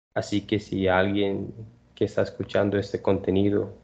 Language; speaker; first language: Spanish; native; Spanish